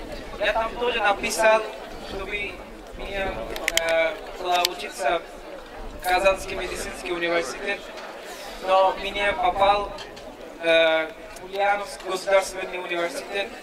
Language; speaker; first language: Russian; non-native, learner; Bangla